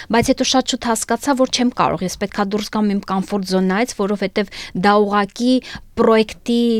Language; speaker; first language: Armenian; native; Armenian